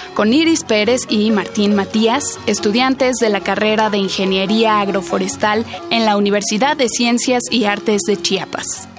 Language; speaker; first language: Spanish; native; Spanish